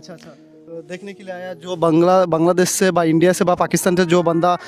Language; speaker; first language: Hindi; non-native, learner; Bangla